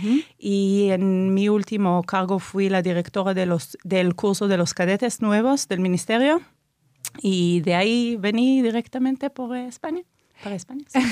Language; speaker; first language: Spanish; non-native, fluent; Hebrew